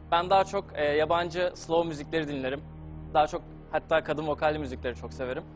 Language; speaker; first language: Turkish; early bilingual, other home language; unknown